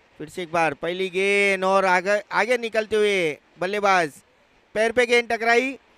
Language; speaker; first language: Hindi; non-native, local second language; Marathi